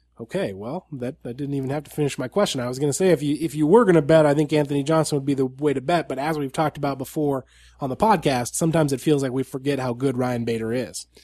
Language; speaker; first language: English; native; English